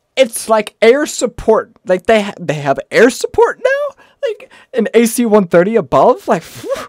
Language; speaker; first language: English; native; English